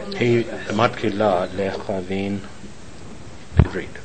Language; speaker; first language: Hebrew; non-native, learner; English